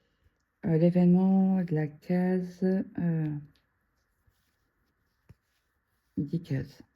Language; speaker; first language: French; native; French